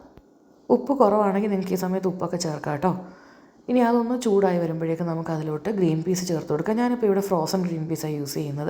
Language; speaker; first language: Malayalam; native; Malayalam